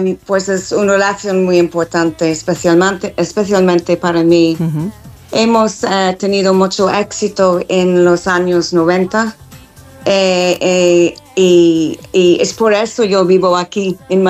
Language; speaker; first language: Spanish; non-native, fluent; English